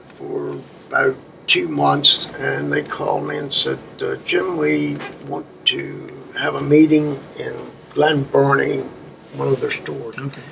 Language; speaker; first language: English; native; English